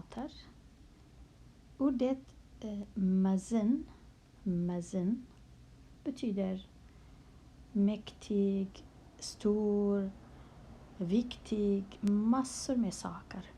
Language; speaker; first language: Swedish; non-native, local second language; Kurdish